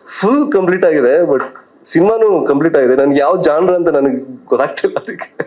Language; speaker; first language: Kannada; native; Kannada